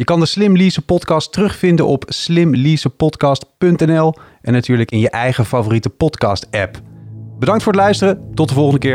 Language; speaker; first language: Dutch; native; Dutch